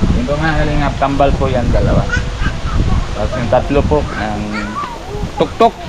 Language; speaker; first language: Filipino; non-native, learner; Punjabi